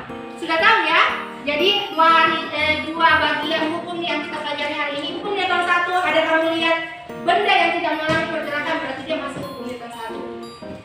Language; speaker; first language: Indonesian; native; Indonesian